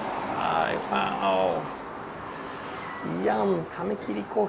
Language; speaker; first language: Japanese; non-native, fluent; English